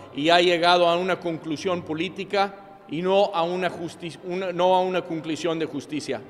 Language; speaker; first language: Spanish; early bilingual, other home language; English